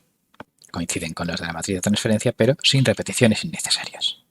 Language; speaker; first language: Spanish; native; Spanish